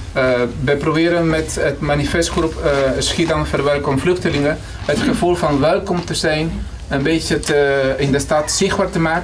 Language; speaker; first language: Dutch; non-native, fluent; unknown